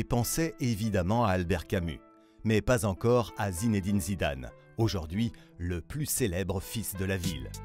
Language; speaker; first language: French; native; French